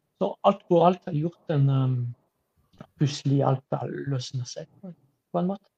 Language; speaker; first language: Norwegian; non-native, fluent; French